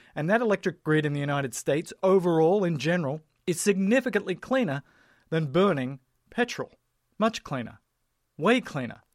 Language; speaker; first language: English; native; English